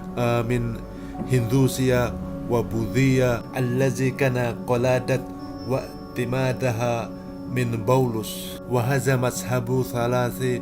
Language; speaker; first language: Arabic; non-native, learner; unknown